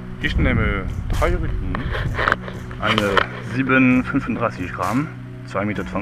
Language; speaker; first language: German; non-native, learner; French